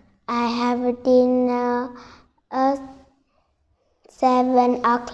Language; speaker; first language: English; non-native, learner; Vietnamese